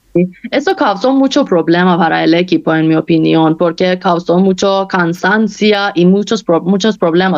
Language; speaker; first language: Spanish; non-native, fluent; Persian